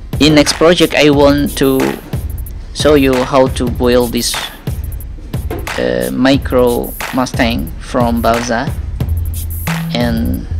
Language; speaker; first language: English; non-native, learner; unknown